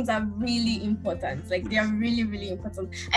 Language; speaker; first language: English; non-native, local second language; Yoruba